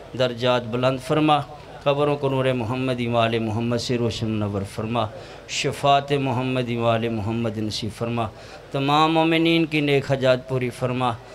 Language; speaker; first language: Urdu; non-native, local second language; Punjabi